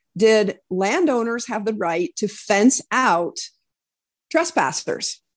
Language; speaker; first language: English; native; English